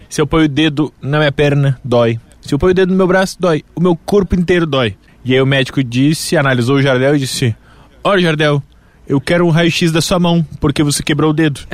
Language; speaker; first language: Portuguese; native; Portuguese